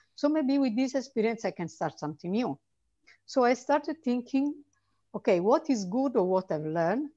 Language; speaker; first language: English; non-native, fluent; Italian